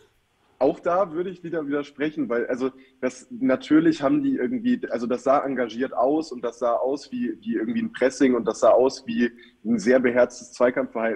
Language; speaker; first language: German; native; German